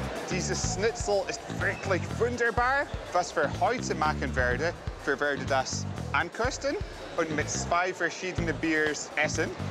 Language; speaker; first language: German; non-native, learner; English